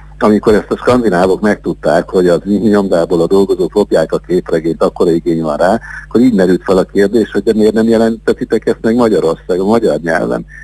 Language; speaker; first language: Hungarian; native; Hungarian